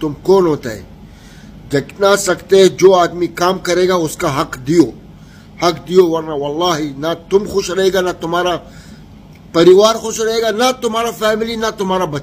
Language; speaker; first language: Hindi; non-native, fluent; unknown